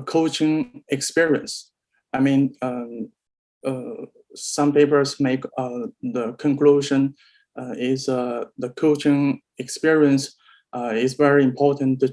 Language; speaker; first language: English; non-native, learner; Chinese